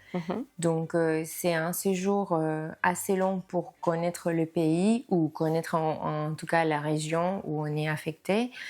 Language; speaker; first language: French; non-native, fluent; Spanish